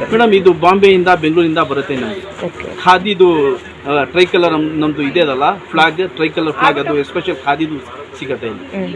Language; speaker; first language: Kannada; non-native, local second language; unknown